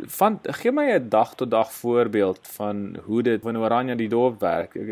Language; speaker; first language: Afrikaans; native; Afrikaans